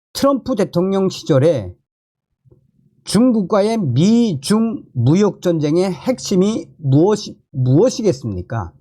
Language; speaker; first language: Korean; native; Korean